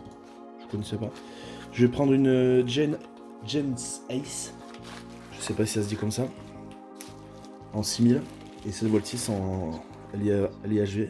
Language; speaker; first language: French; native; French